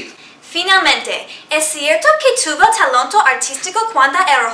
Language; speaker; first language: Spanish; non-native, learner; English